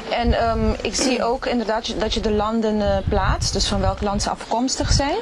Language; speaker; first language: Dutch; non-native, local second language; Papiamento